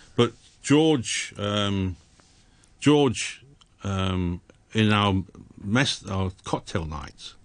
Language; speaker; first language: English; native; English